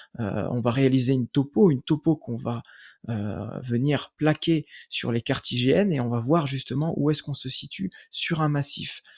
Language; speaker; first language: French; native; French